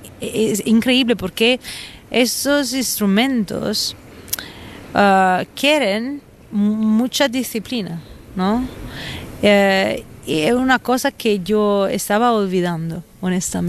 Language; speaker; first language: Spanish; non-native, fluent; Italian